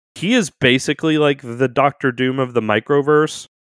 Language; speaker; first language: English; native; English